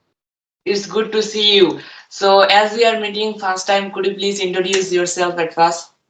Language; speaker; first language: English; non-native, learner; Bangla